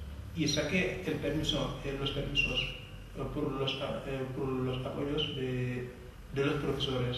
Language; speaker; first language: Spanish; non-native, fluent; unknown